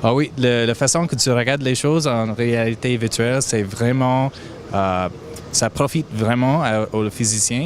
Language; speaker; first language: French; non-native, fluent; English